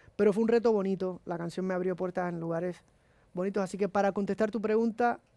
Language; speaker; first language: Spanish; native; Spanish